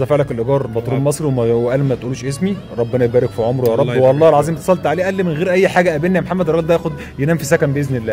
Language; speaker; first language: Arabic; native; Arabic